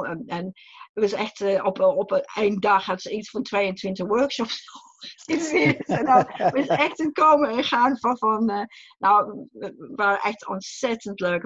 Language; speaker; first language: Dutch; non-native, fluent; English